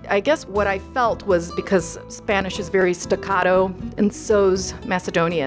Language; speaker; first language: English; early bilingual, other home language; Macedonian